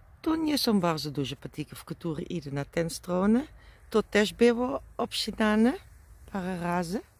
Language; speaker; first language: Polish; non-native, learner; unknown